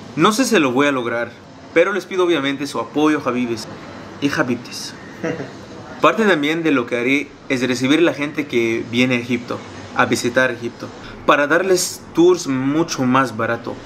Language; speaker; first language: Spanish; non-native, fluent; Arabic